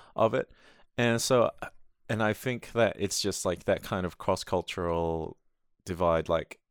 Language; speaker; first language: English; native; English